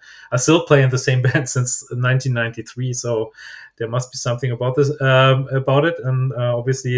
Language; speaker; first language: English; non-native, fluent; German